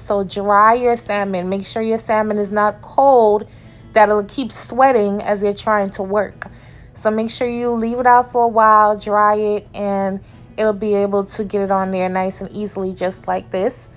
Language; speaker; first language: English; native; English